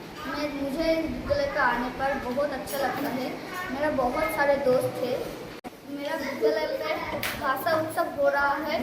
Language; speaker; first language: Hindi; non-native, local second language; Bangla